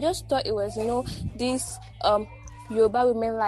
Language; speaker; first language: English; non-native, local second language; Ibibio